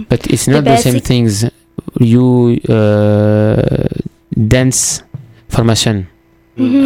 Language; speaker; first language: English; non-native, learner; French